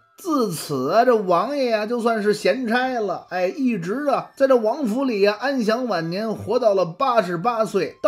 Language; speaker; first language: Chinese; native; Chinese